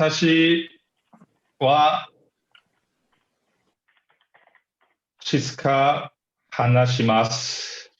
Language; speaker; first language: Japanese; non-native, learner; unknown